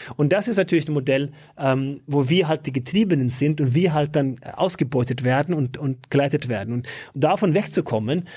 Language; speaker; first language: German; non-native, fluent; Norwegian